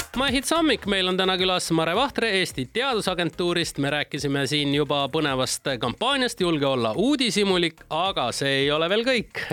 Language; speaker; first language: Estonian; native; Estonian